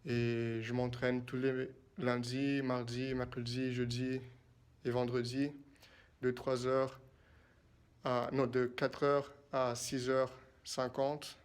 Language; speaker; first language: French; non-native, fluent; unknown